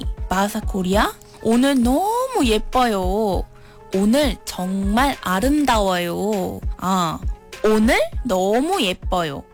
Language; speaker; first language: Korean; non-native, learner; Malay